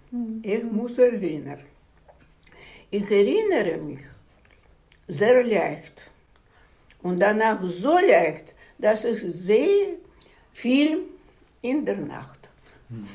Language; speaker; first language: German; non-native, learner; Russian